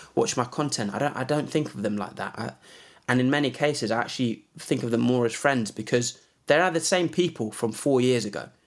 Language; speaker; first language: English; native; English